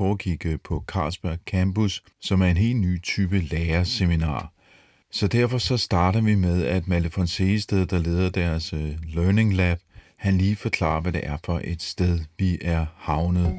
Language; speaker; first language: Danish; native; Danish